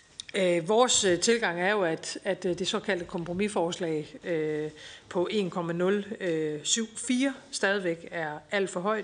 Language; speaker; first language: Danish; native; Danish